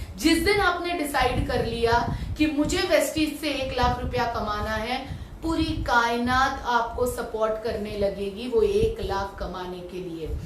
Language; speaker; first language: Hindi; non-native, local second language; Gujarati